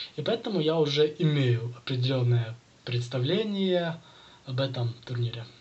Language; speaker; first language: Russian; native; Russian